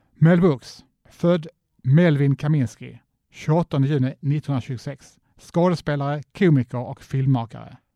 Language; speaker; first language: Swedish; native; Swedish